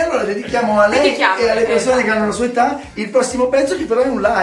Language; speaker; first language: Italian; native; Italian